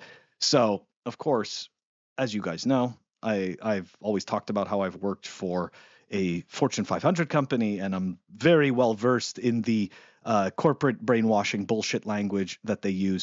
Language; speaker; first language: English; native; English